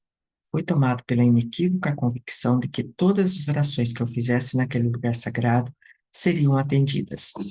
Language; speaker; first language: Portuguese; native; Portuguese